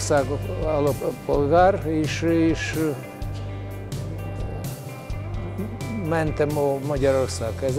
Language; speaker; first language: Hungarian; non-native, learner; Russian